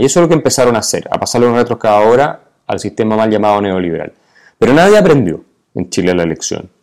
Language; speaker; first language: Spanish; native; Spanish